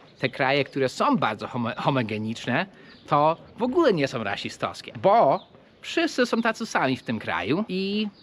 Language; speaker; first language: Polish; early bilingual, heritage; English